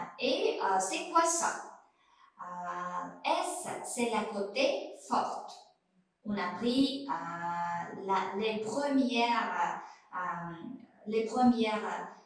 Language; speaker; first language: French; non-native, fluent; Uzbek